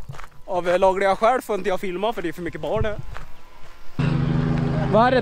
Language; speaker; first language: Swedish; native; Swedish